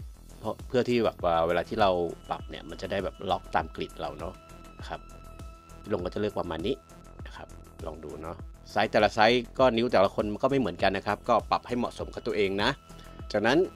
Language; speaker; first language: Thai; native; Thai